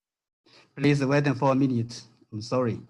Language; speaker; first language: English; non-native, fluent; Chinese